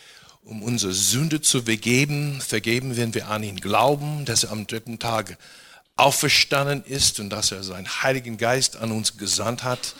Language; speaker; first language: German; non-native, fluent; English